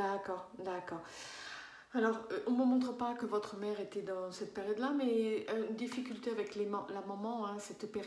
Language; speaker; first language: French; native; French